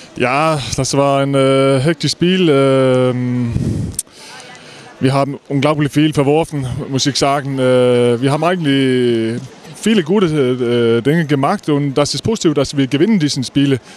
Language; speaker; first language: German; non-native, fluent; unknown